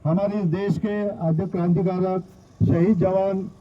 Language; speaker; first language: Hindi; non-native, local second language; Marathi